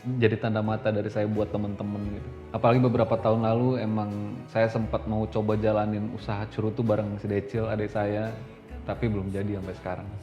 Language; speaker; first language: Indonesian; native; Indonesian